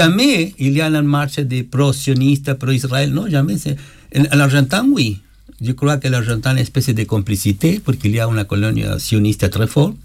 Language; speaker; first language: French; non-native, learner; Spanish